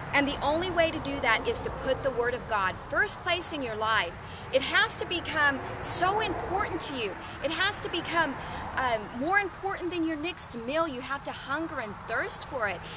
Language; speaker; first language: English; native; English